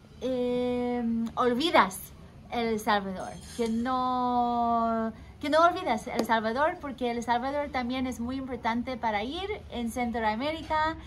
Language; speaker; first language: Spanish; non-native, learner; English